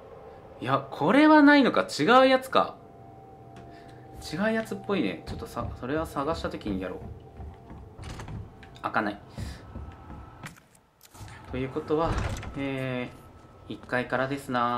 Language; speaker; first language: Japanese; native; Japanese